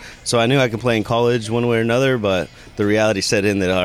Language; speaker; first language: English; early bilingual, other home language; Spanish